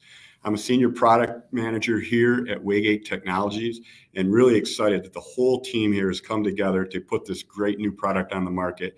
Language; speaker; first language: English; native; English